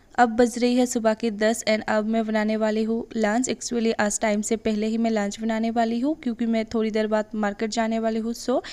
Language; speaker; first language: Hindi; non-native, local second language; Bangla